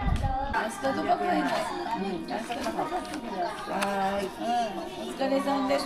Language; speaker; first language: Japanese; native; Japanese